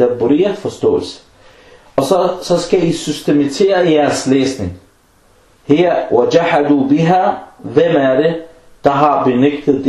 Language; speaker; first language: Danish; non-native, fluent; Arabic